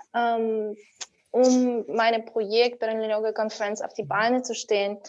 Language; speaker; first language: German; non-native, fluent; Russian